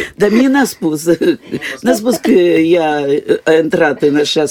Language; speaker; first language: Romanian; non-native, local second language; Russian